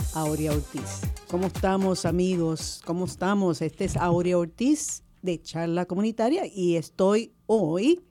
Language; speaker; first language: Spanish; native; Spanish